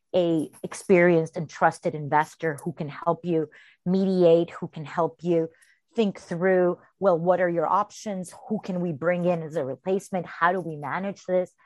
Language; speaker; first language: English; early bilingual, heritage; Spanish